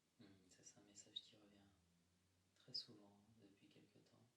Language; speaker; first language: French; native; French